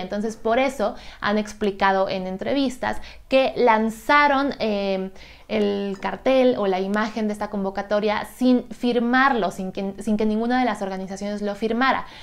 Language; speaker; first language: Spanish; native; Spanish